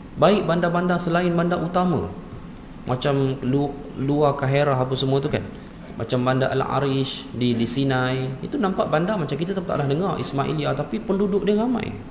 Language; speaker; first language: Malay; native; Malay